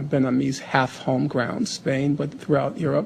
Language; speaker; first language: English; native; English